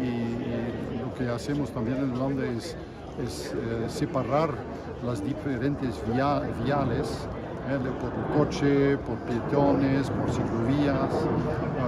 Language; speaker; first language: Spanish; non-native, fluent; Dutch